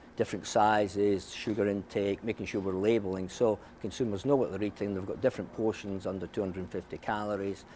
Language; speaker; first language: English; native; English